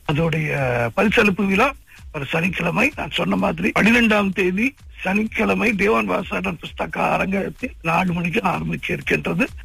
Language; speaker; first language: Tamil; native; Tamil